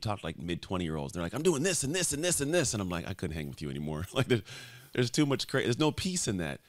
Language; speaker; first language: English; native; English